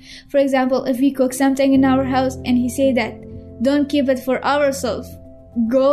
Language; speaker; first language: English; non-native, fluent; Persian